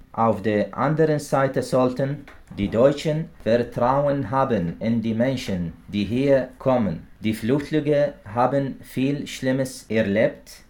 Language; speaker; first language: German; non-native, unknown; Arabic